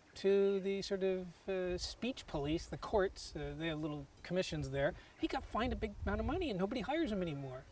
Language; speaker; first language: English; native; English